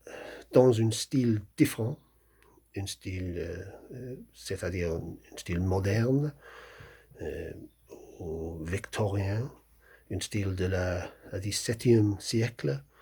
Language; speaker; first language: French; non-native, fluent; English